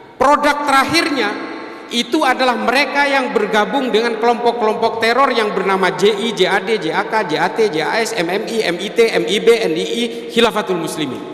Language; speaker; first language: Indonesian; non-native, local second language; Madurese